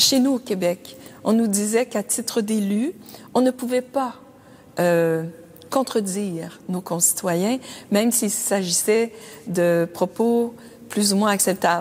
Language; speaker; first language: French; native; French